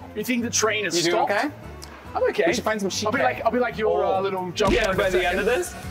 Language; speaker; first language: English; native; English